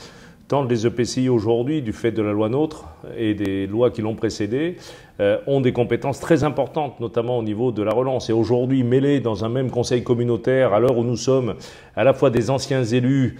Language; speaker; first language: French; native; French